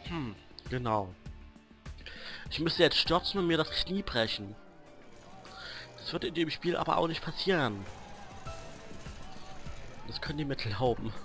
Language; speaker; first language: German; native; German